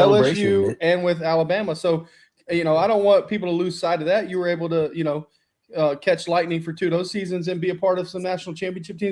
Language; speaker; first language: English; native; English